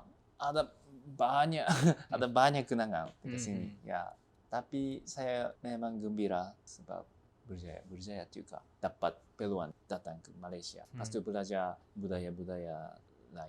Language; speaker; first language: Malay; non-native, fluent; Japanese